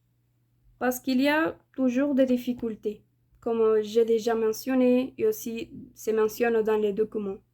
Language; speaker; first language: French; non-native, fluent; Spanish